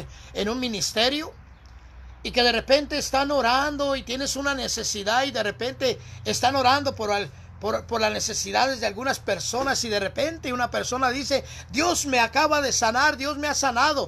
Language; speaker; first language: Spanish; native; Spanish